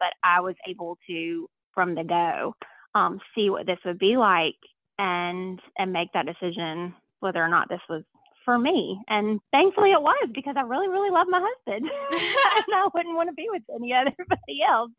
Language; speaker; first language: English; native; English